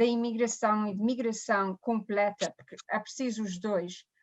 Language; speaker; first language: Portuguese; early bilingual, heritage; Portuguese